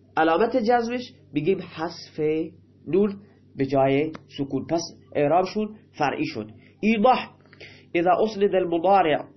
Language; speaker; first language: Persian; non-native, local second language; Baluchi